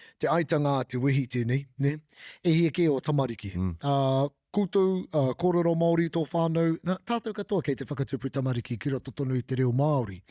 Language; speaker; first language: Māori; non-native, local second language; English